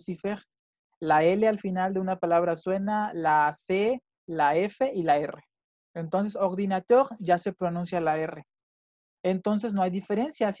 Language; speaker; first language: Spanish; native; Spanish